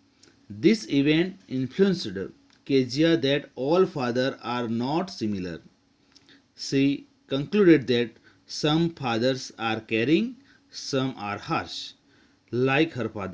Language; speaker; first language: English; non-native, local second language; Gujarati